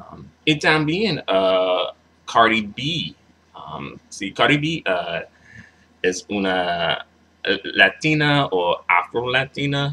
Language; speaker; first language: Spanish; non-native, learner; English